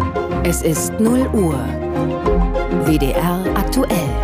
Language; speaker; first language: German; native; German